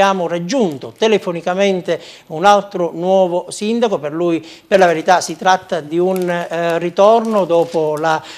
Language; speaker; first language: Italian; native; Italian